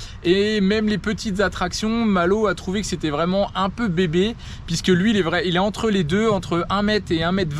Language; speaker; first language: French; native; French